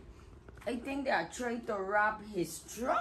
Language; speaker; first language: English; non-native, learner; Spanish